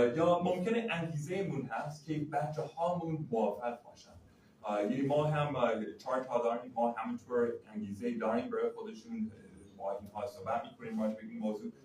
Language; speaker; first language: Persian; non-native, fluent; English